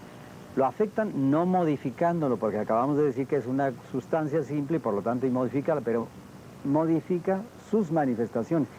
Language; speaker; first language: Spanish; native; Spanish